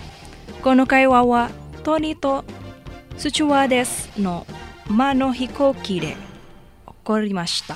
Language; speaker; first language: Japanese; non-native, fluent; Indonesian